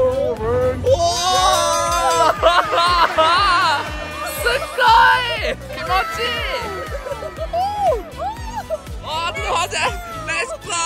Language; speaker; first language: Japanese; non-native, learner; Chinese